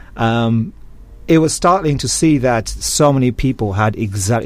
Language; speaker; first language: English; native; English